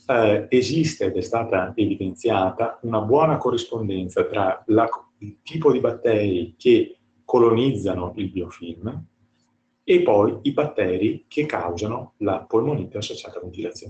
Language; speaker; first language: Italian; native; Italian